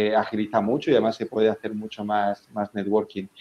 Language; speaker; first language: Spanish; native; Spanish